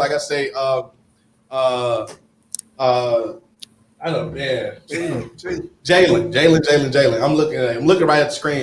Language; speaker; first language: English; native; English